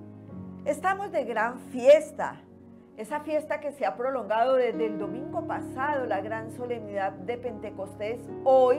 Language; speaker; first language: Spanish; native; Spanish